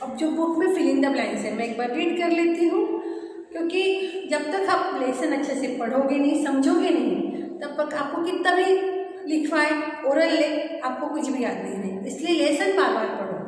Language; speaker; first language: Hindi; non-native, local second language; Marathi